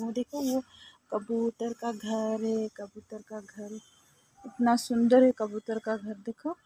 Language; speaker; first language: Hindi; non-native, local second language; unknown